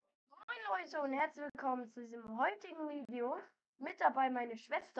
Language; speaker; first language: German; native; German